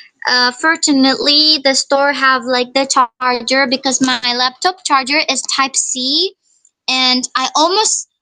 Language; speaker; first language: English; non-native, learner; Indonesian